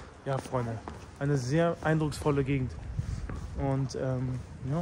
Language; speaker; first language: German; native; German